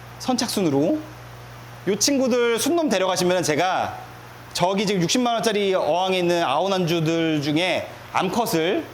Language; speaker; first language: Korean; native; Korean